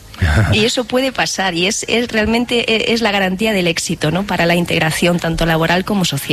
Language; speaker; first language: Spanish; native; Spanish